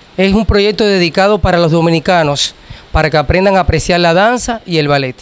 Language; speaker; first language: Spanish; native; Spanish